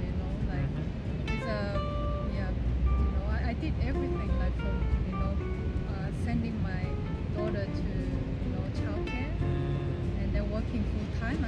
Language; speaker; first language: English; non-native, local second language; Japanese